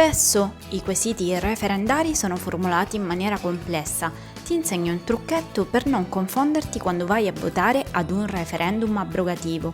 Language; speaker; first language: Italian; native; Italian